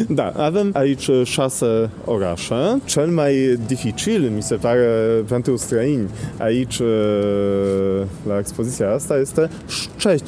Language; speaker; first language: Romanian; non-native, fluent; Polish